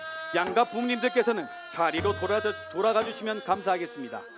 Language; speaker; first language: Korean; native; Korean